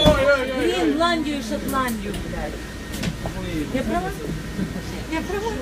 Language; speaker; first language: Russian; native; Russian